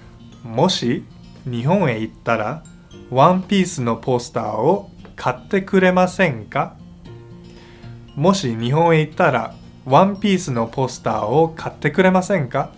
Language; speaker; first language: Japanese; non-native, fluent; Filipino